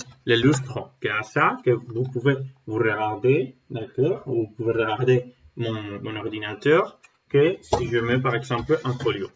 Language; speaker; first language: French; non-native, learner; Spanish